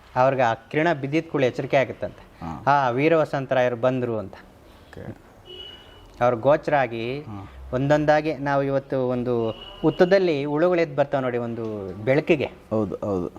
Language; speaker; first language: Kannada; native; Kannada